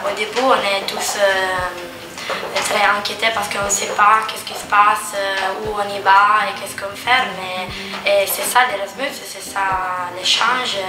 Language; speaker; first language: French; non-native, fluent; Italian